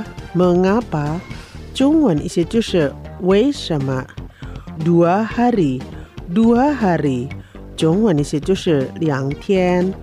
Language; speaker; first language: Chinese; non-native, learner; Indonesian